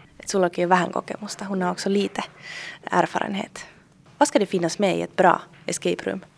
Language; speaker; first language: Swedish; native; Swedish